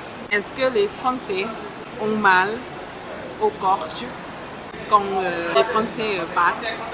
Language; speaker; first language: French; non-native, learner; Thai